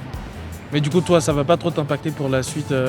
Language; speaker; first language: French; native; French